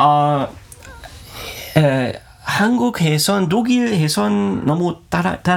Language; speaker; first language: Korean; non-native, learner; German